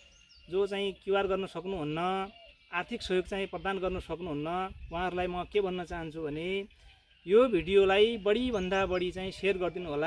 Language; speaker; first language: Nepali; native; Nepali